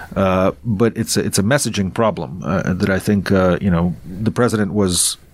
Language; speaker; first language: English; non-native, fluent; Russian